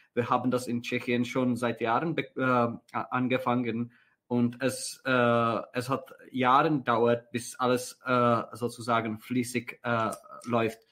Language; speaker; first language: German; non-native, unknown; Czech